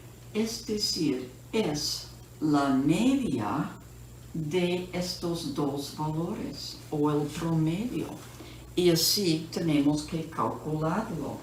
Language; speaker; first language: Spanish; non-native, fluent; English